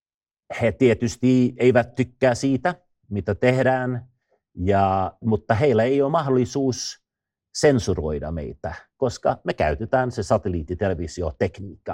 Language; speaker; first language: Finnish; non-native, fluent; Swedish